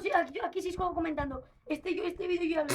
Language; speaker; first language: Spanish; native; Spanish